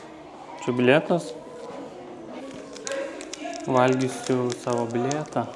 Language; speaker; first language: Lithuanian; non-native, learner; Turkish